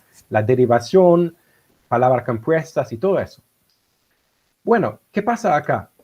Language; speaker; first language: Spanish; non-native, fluent; German